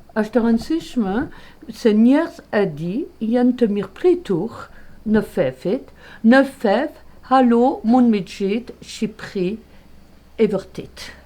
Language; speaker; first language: Albanian; non-native, learner; French